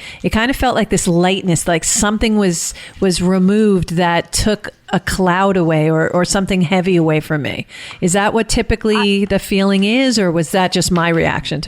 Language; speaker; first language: English; native; English